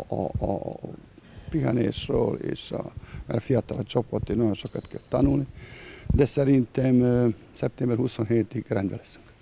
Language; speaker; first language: Hungarian; non-native, fluent; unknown